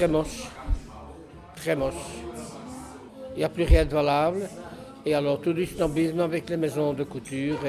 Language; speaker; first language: French; native; French